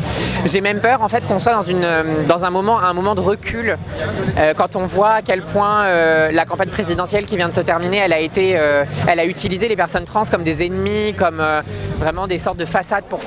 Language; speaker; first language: French; native; French